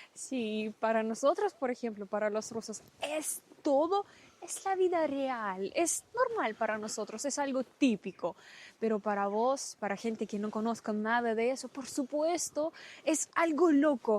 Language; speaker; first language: Spanish; non-native, learner; Russian